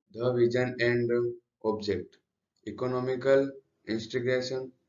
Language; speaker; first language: English; non-native, local second language; Gujarati